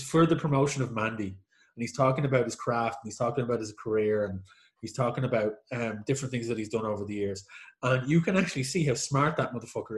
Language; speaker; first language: English; native; English